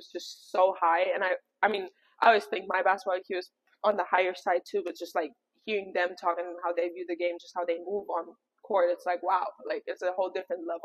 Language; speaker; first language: English; non-native, fluent; German